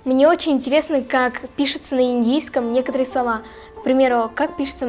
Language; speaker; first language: Russian; native; Russian